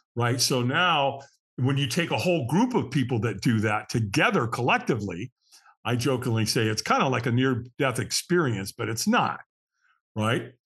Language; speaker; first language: English; native; English